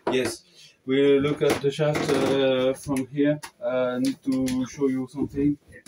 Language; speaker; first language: English; non-native, learner; French